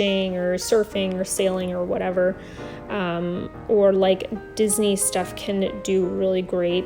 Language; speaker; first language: English; native; English